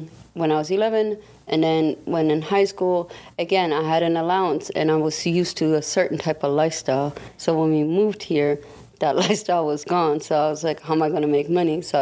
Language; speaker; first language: English; non-native, fluent; German